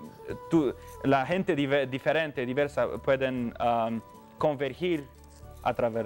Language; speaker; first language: Spanish; non-native, learner; Romanian